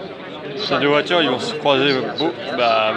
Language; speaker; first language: French; native; French